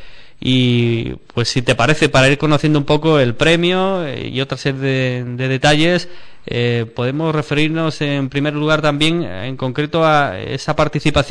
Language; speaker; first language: Spanish; native; Spanish